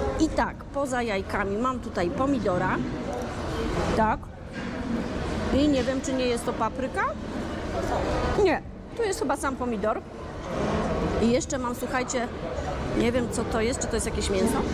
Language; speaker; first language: Polish; native; Polish